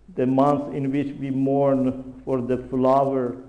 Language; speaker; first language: English; non-native, fluent; Persian